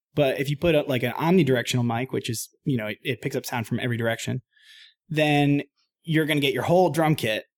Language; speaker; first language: English; native; English